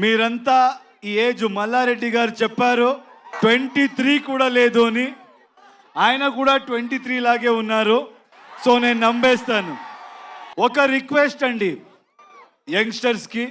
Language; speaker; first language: Telugu; non-native, fluent; Kannada